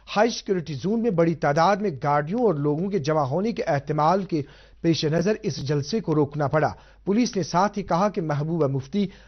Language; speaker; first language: Urdu; non-native, local second language; Kashmiri